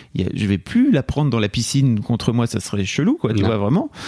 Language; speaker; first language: French; native; French